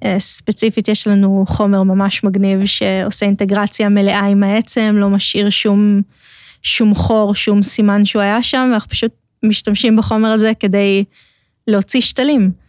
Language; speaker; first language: Hebrew; native; Hebrew